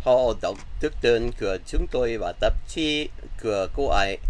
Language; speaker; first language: Vietnamese; non-native, learner; English